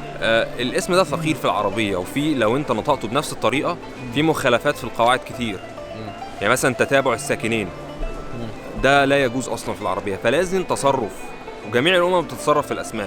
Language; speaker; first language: Arabic; native; Arabic